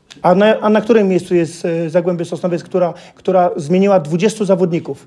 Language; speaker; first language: Polish; non-native, fluent; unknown